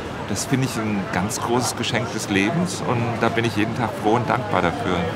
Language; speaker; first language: German; native; German